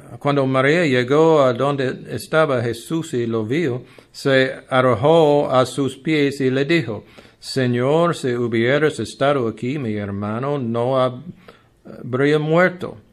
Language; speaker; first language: Spanish; non-native, learner; English